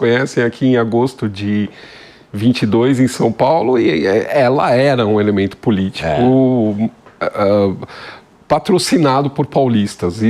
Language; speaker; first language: Portuguese; native; Portuguese